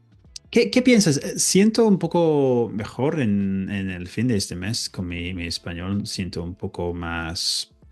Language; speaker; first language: Spanish; non-native, learner; English